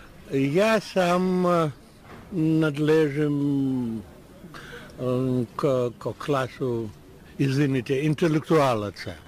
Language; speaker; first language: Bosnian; non-native, learner; Russian